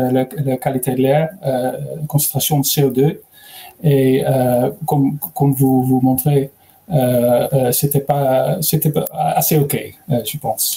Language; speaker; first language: French; non-native, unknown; Dutch